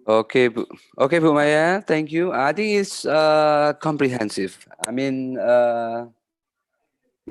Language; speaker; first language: English; non-native, fluent; Indonesian